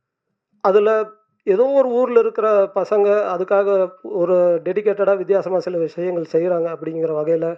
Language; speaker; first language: Tamil; native; Tamil